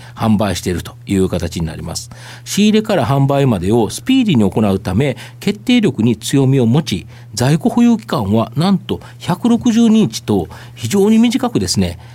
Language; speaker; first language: Japanese; native; Japanese